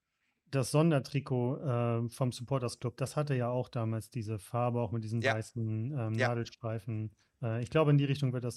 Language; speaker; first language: German; native; German